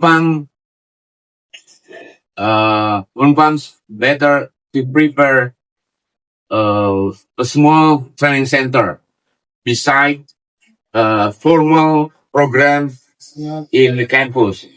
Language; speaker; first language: English; non-native, learner; Indonesian